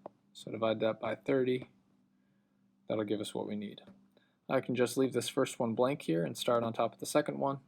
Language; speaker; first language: English; native; English